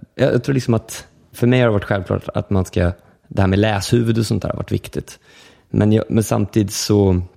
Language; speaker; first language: Swedish; early bilingual, other home language; Finnish